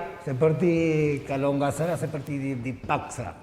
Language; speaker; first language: Indonesian; non-native, learner; Spanish